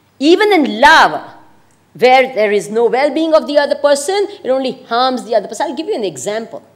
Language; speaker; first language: English; non-native, local second language; Gujarati